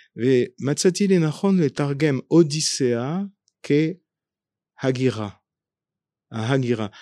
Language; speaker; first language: Hebrew; non-native, fluent; French